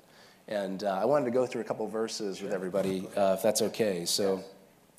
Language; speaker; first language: English; native; English